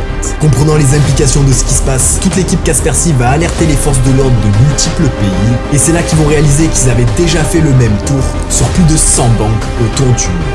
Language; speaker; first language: French; native; French